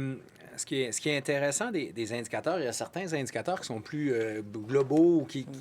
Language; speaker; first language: French; native; French